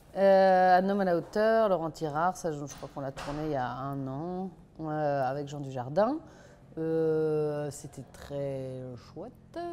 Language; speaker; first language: French; native; French